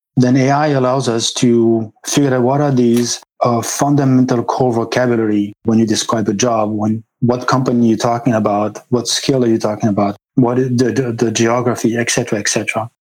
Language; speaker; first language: English; non-native, fluent; French